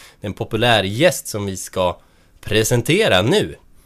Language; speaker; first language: Swedish; native; Swedish